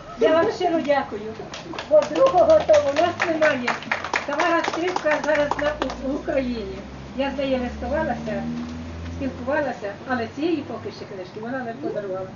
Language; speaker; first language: Ukrainian; native; Ukrainian